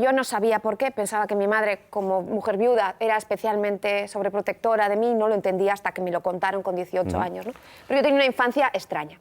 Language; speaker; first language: Spanish; native; Spanish